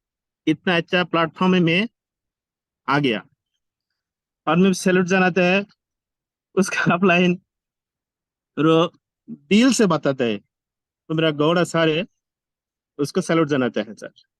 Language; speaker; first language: Hindi; non-native, learner; Bangla